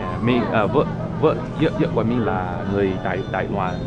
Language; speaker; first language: Vietnamese; non-native, learner; English